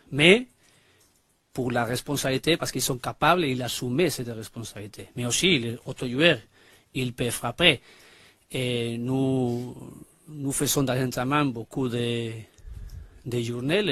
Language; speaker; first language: French; non-native, learner; Spanish